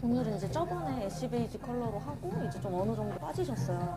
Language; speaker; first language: Korean; native; Korean